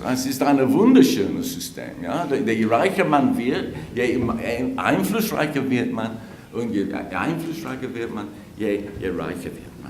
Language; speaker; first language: German; non-native, fluent; English